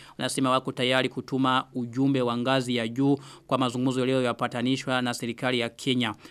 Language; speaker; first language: Swahili; non-native, local second language; Rundi